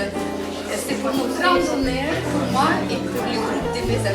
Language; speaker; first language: French; non-native, fluent; Russian